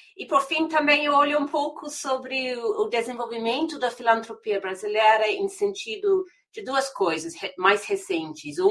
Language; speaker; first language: Portuguese; non-native, fluent; English